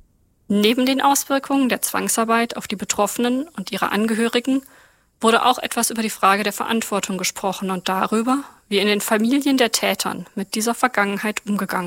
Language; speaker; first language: German; native; German